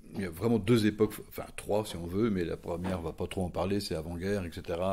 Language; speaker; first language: French; native; French